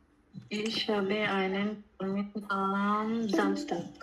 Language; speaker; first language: German; non-native, learner; Bangla